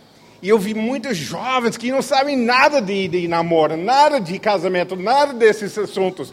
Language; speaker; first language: Portuguese; non-native, fluent; English